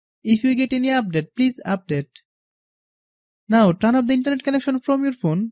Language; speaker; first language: English; non-native, fluent; Bangla